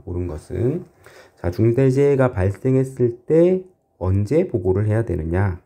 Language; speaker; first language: Korean; native; Korean